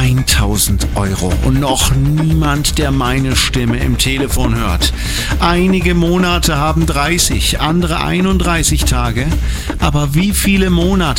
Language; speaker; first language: German; native; German